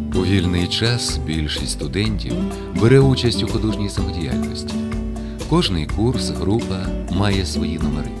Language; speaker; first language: Ukrainian; native; Ukrainian